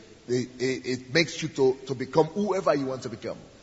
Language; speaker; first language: English; non-native, local second language; Yoruba